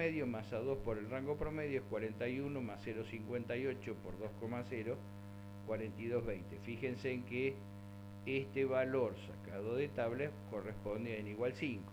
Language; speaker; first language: Spanish; native; Spanish